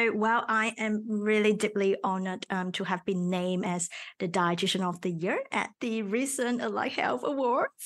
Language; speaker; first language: English; non-native, local second language; Chinese